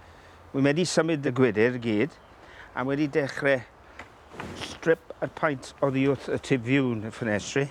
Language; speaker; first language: Welsh; non-native, local second language; English